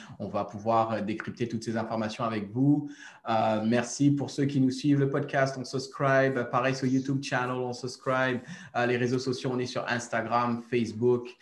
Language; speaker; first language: French; native; French